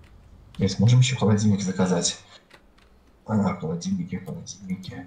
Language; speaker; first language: Russian; native; Russian